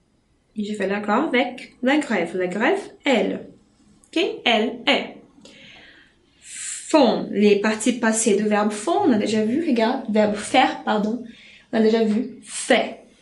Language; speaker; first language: French; non-native, fluent; Portuguese